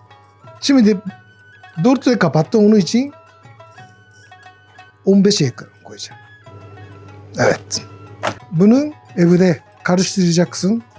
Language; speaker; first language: Turkish; non-native, learner; Japanese